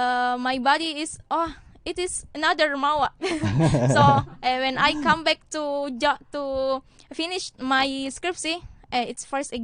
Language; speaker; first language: English; non-native, learner; Indonesian